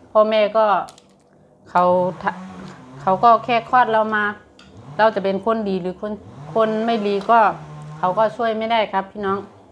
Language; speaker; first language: Thai; native; Thai